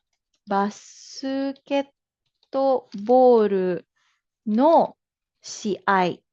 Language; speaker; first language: Japanese; non-native, fluent; Filipino